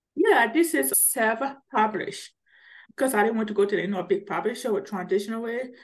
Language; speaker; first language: English; early bilingual, other home language; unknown